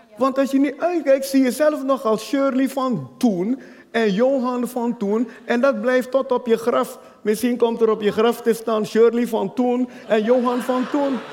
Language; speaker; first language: Dutch; non-native, fluent; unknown